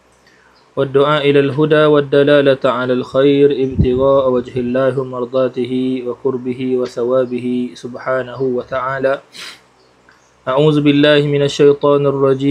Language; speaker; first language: Arabic; non-native, fluent; Malay